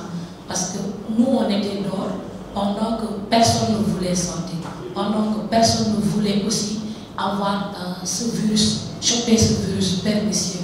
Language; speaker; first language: French; non-native, local second language; Wolof